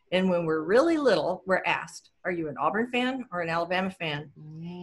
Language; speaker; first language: English; native; English